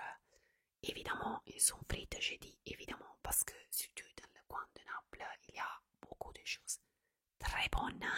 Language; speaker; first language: French; non-native, fluent; Italian